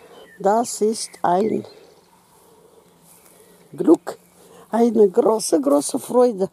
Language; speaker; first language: German; non-native, local second language; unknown